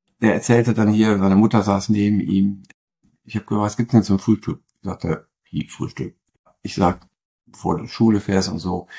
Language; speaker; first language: German; native; German